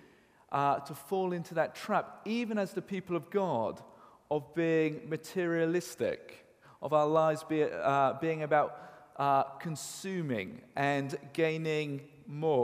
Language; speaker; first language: English; native; English